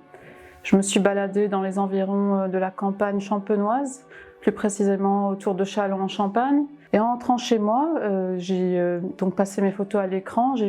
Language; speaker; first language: French; non-native, local second language; Arabic